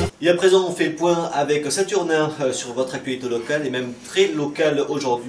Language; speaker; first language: French; native; French